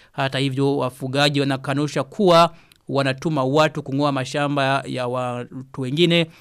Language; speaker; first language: Swahili; non-native, local second language; Rundi